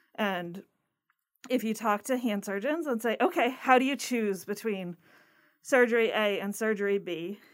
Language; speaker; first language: English; native; English